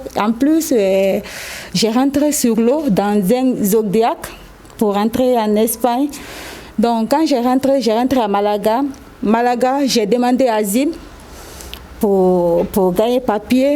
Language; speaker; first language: French; non-native, local second language; Susu